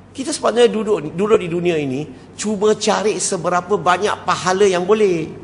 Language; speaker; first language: Malay; non-native, local second language; Chinese